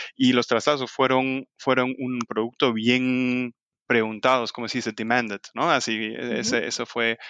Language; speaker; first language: Spanish; non-native, fluent; German